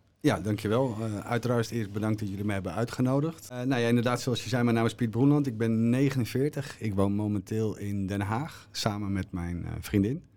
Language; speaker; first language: Dutch; native; Dutch